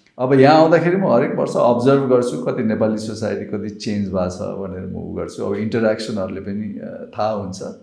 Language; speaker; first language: Nepali; native; Nepali